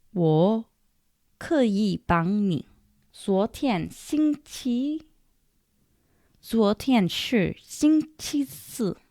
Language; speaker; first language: Chinese; non-native, learner; English